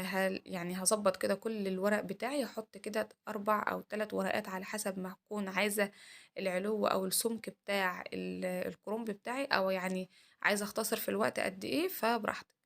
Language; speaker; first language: Arabic; native; Arabic